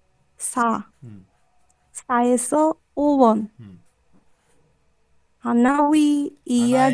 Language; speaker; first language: Korean; non-native, learner; Bangla